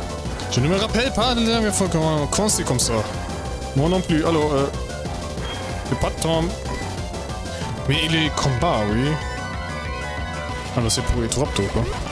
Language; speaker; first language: French; non-native, learner; German